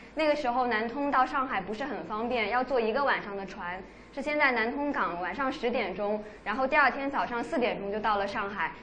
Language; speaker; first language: Chinese; native; Chinese